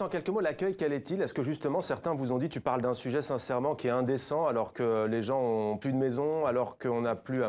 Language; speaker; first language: French; native; French